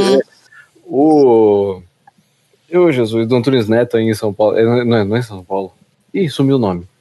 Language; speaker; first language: Portuguese; native; Portuguese